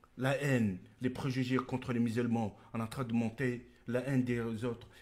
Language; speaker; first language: French; non-native, local second language; Arabic